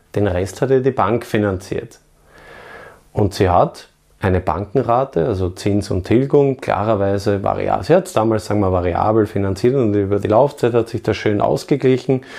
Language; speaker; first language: German; native; German